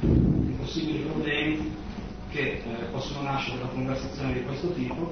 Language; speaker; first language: Italian; native; Italian